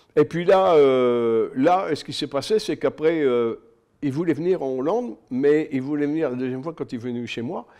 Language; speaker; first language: French; native; French